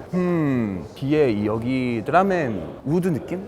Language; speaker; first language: Korean; non-native, fluent; English